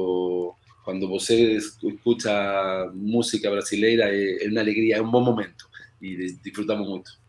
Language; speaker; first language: Spanish; non-native, learner; Portuguese